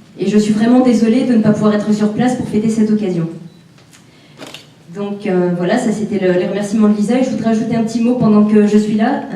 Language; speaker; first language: French; native; French